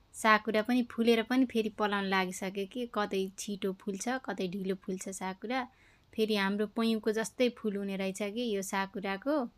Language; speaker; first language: Nepali; native; Nepali